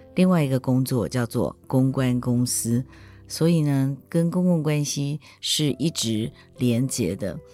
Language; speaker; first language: Chinese; native; Chinese